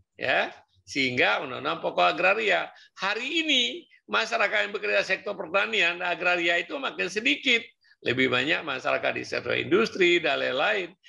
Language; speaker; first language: Indonesian; non-native, local second language; Achinese